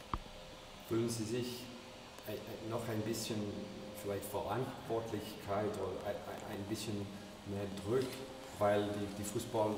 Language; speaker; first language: German; non-native, learner; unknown